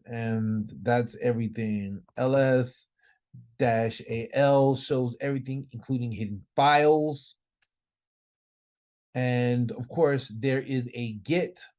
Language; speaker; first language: English; native; English